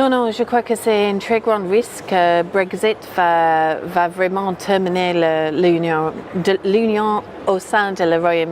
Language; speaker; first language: French; non-native, fluent; English